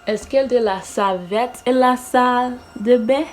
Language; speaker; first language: French; non-native, learner; English